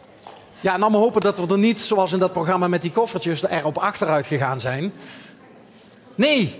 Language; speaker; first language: Dutch; native; Dutch